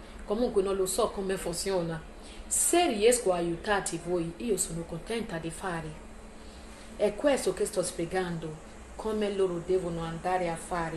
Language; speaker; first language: Italian; non-native, learner; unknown